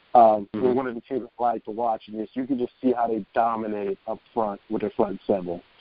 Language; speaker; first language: English; native; English